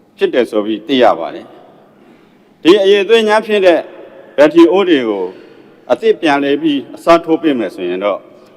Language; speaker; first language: Burmese; native; Burmese